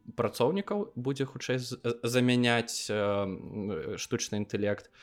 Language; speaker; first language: Belarusian; non-native, local second language; Russian